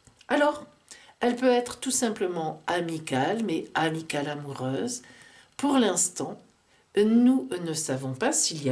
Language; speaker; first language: French; native; French